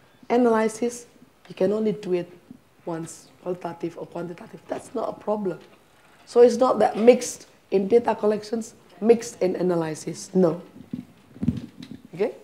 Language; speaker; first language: English; non-native, fluent; Indonesian